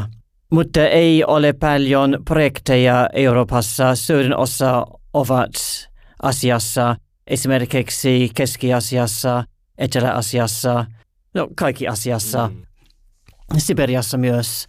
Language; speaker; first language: Finnish; non-native, learner; English